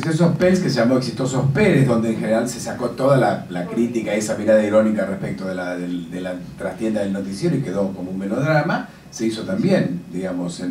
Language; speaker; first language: Spanish; native; Spanish